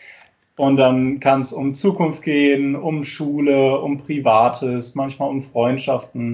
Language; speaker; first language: German; native; German